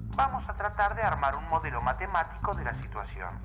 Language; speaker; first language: Spanish; native; Spanish